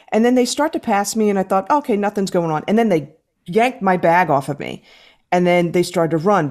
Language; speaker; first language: English; native; English